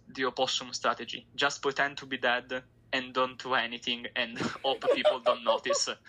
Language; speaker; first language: English; non-native, fluent; Italian